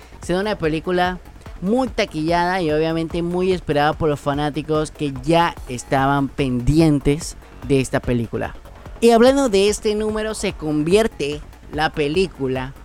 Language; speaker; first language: Spanish; native; Spanish